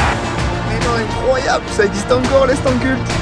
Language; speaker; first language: French; native; French